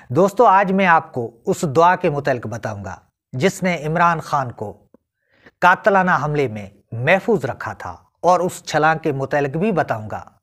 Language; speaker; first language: Urdu; non-native, local second language; Sindhi